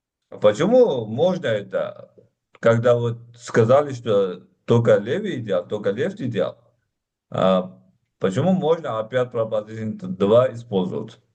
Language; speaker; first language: Russian; non-native, local second language; Uzbek